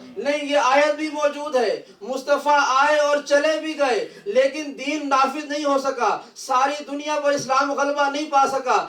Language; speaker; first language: Urdu; native; Urdu